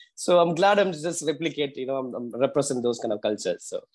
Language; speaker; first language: English; non-native, local second language; Tamil